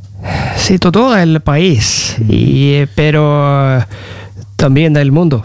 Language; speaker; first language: Spanish; non-native, learner; Norwegian